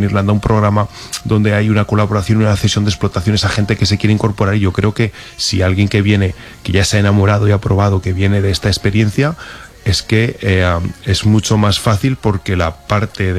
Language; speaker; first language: Spanish; native; Spanish